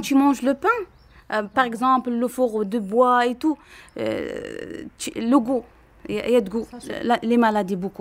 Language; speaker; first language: French; non-native, learner; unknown